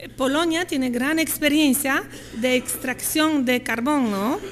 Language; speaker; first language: Spanish; non-native, fluent; Polish